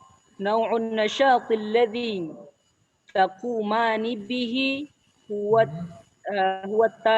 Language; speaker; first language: Arabic; non-native, learner; Indonesian